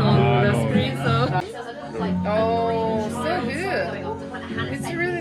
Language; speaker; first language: English; non-native, learner; Korean